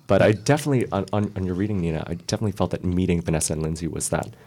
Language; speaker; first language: English; early bilingual, other home language; Cantonese